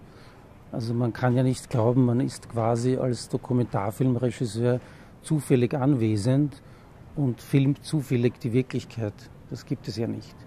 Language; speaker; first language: German; native; German